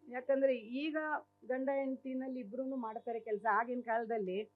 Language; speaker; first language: Kannada; native; Kannada